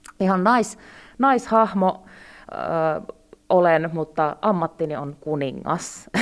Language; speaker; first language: Finnish; early bilingual, other home language; Russian